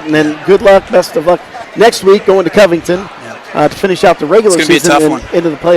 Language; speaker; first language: English; native; English